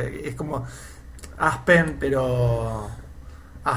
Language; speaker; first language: Spanish; native; Spanish